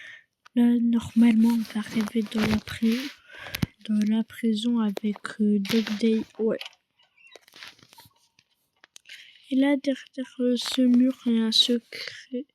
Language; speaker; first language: French; native; French